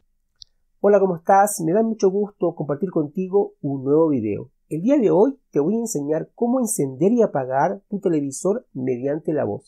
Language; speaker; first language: Spanish; native; Spanish